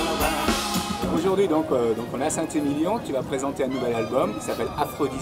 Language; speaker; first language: French; native; French